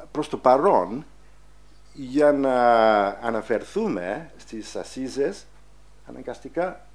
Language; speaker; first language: Greek; non-native, fluent; English